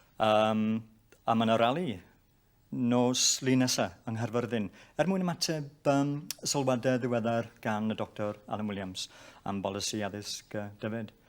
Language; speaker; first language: Welsh; non-native, local second language; English